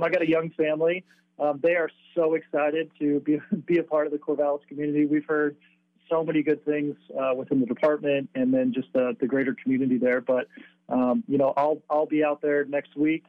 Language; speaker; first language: English; native; English